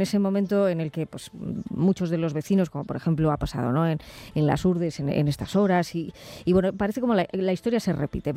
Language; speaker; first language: Spanish; native; Spanish